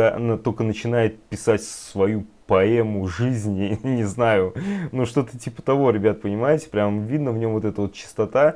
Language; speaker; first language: Russian; native; Russian